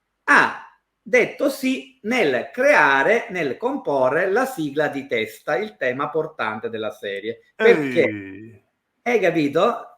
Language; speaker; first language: Italian; native; Italian